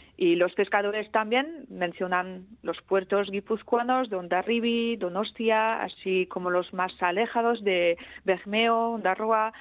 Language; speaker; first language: Spanish; non-native, fluent; Basque